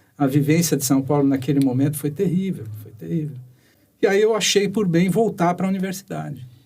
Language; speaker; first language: Portuguese; native; Portuguese